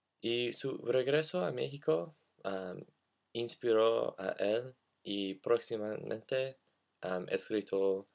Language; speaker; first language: Spanish; non-native, learner; English